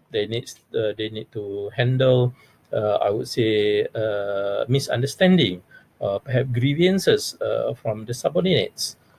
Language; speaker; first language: English; non-native, local second language; Malay